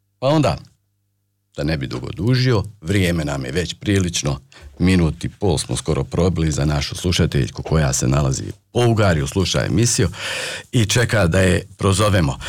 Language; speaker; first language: Croatian; native; Croatian